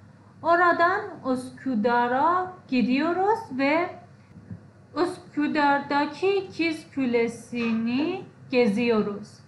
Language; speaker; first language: Turkish; non-native, fluent; Persian